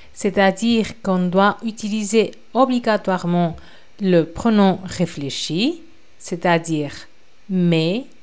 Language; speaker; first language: French; non-native, fluent; Spanish